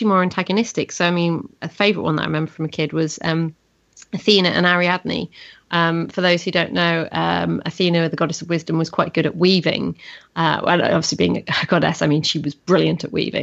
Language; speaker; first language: English; native; English